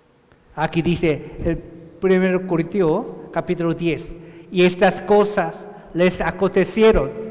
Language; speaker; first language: Spanish; non-native, fluent; Korean